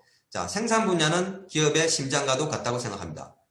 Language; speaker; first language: Korean; native; Korean